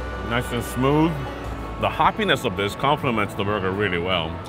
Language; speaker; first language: English; native; English